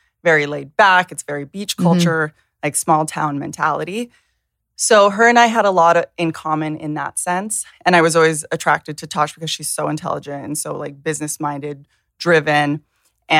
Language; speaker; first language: English; native; English